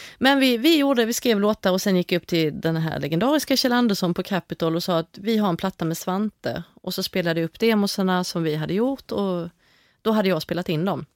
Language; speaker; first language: Swedish; native; Swedish